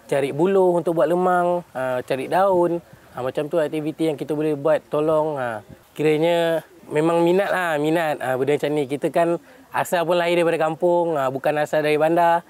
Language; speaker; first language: Malay; native; Malay